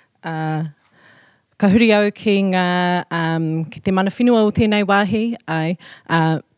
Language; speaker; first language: Māori; non-native, local second language; English